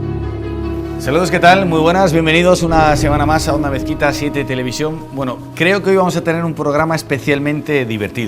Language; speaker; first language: Spanish; native; Spanish